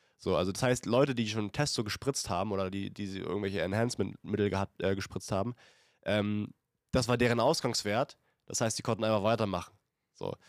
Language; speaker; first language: German; native; German